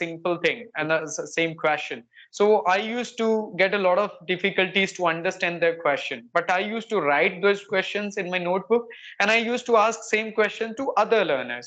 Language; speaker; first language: English; non-native, local second language; Hindi